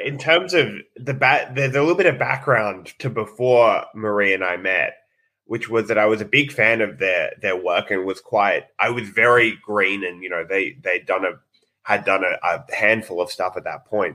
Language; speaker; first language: English; native; English